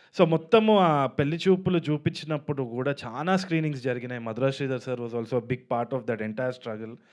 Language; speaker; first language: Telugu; native; Telugu